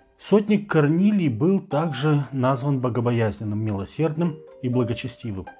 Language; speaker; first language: Russian; native; Russian